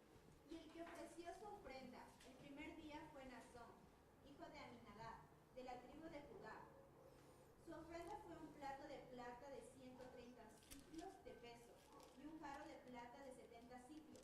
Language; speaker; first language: Spanish; native; Spanish